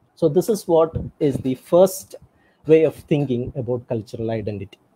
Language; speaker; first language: English; non-native, local second language; Tamil